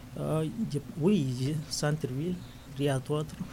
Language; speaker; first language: French; non-native, learner; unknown